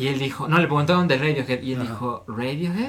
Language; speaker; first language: Spanish; native; Spanish